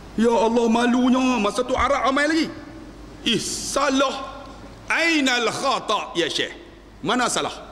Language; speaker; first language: Malay; native; Malay